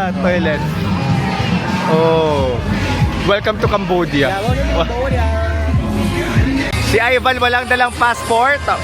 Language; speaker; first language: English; non-native, local second language; Filipino